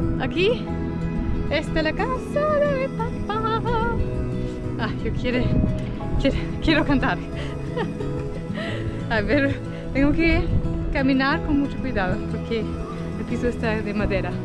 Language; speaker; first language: Spanish; non-native, fluent; German